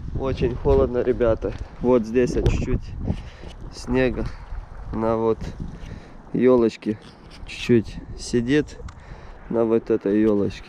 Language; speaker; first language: Russian; non-native, fluent; Romanian